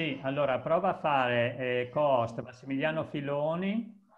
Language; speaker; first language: Italian; native; Italian